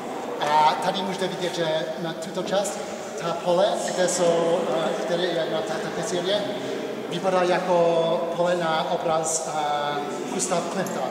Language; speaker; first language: Czech; non-native, learner; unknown